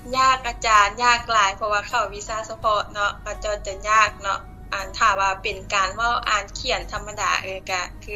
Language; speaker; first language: Lao; native; Lao